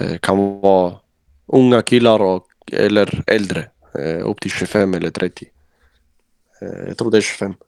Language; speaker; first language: Swedish; early bilingual, other home language; Albanian